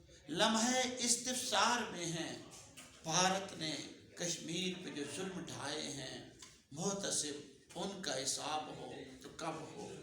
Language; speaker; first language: Urdu; native; Urdu